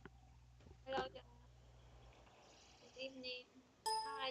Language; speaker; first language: English; non-native, learner; Vietnamese